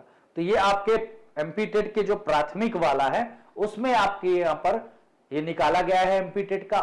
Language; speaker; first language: Hindi; native; Hindi